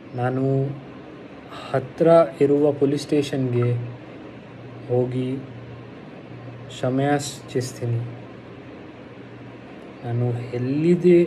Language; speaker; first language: Kannada; non-native, learner; Hindi